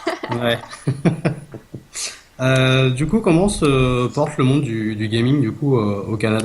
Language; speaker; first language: French; native; French